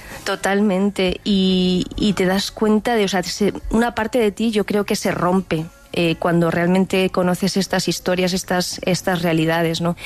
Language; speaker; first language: Spanish; native; Spanish